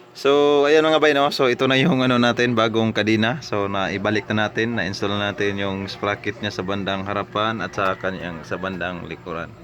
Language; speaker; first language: Filipino; non-native, local second language; Cebuano